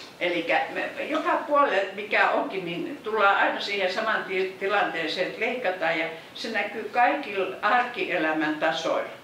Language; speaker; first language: Finnish; native; Finnish